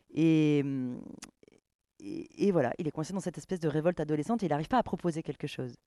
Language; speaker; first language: French; native; French